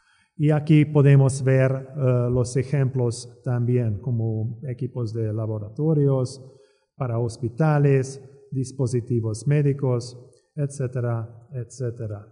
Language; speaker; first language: Spanish; non-native, fluent; Hungarian